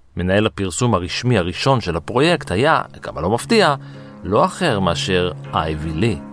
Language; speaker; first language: Hebrew; native; Hebrew